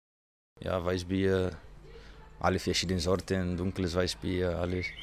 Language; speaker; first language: German; non-native, learner; Portuguese